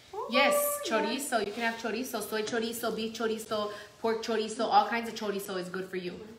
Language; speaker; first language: English; early bilingual, other home language; Spanish